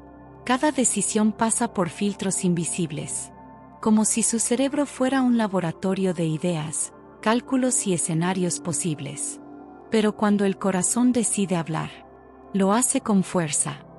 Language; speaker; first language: Spanish; native; Spanish